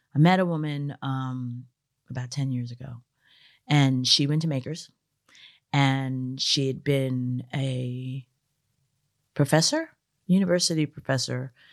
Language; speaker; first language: English; native; English